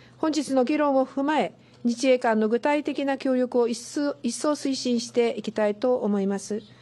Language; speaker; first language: Japanese; native; Japanese